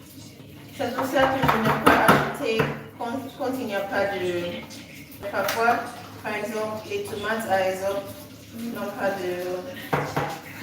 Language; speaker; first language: French; non-native, learner; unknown